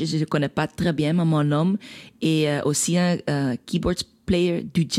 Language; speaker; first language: French; non-native, local second language; Dutch